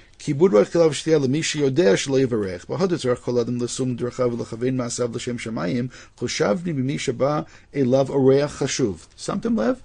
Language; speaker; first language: Hebrew; non-native, fluent; English